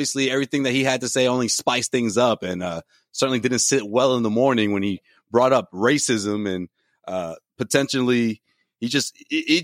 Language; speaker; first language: English; native; English